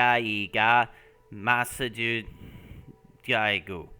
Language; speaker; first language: Korean; non-native, learner; English